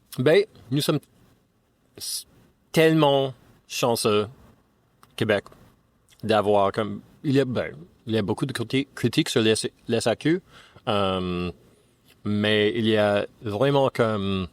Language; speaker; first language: French; non-native, fluent; English